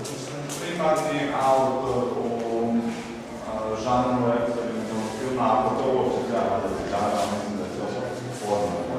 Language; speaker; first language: Croatian; native; Croatian